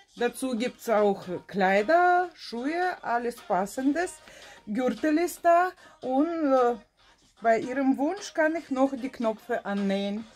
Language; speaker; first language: German; non-native, fluent; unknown